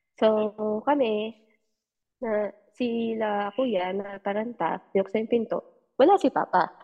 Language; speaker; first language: Filipino; native; Filipino